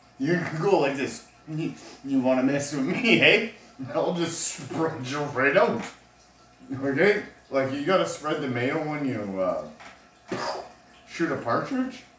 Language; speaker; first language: English; native; English